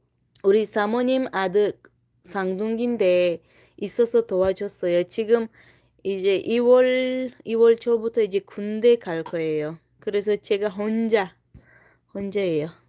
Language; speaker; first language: Korean; non-native, fluent; Tajik